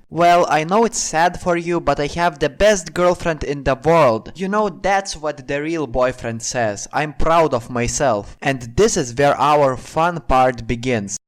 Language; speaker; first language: English; non-native, fluent; Lithuanian